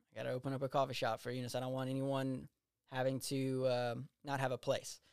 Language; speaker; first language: English; native; English